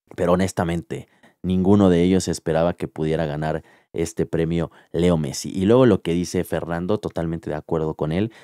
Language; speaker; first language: Spanish; native; Spanish